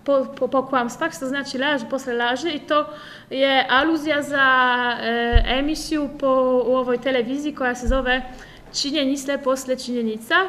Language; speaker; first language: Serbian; non-native, fluent; Polish